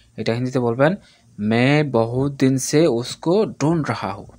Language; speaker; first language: Hindi; non-native, fluent; Bangla